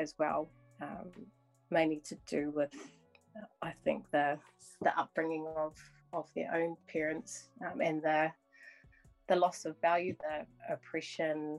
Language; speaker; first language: English; native; English